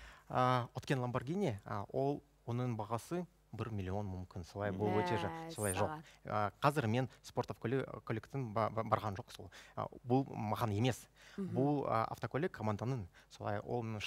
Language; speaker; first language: Kazakh; non-native, local second language; Russian